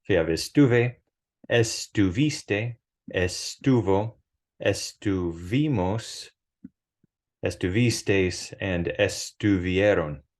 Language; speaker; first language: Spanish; non-native, fluent; English